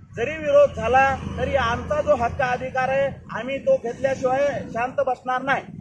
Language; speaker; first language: Marathi; non-native, local second language; Lambadi